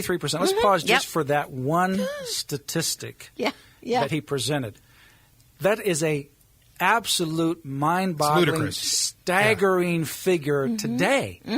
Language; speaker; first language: English; native; English